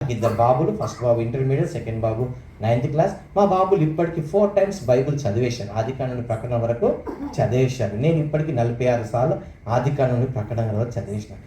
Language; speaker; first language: Telugu; non-native, local second language; Marathi